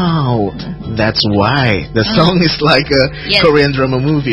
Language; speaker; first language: English; non-native, fluent; Indonesian